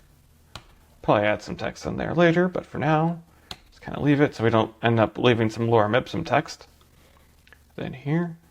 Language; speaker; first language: English; native; English